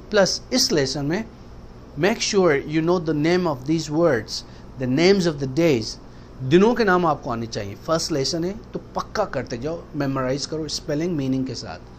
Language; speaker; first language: Urdu; native; Urdu